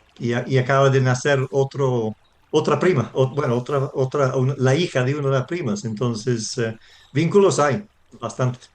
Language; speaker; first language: Spanish; non-native, fluent; English